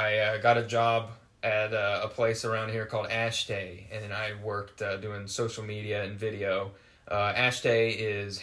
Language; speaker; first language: English; native; English